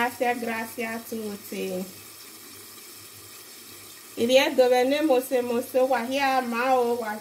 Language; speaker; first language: Italian; non-native, learner; English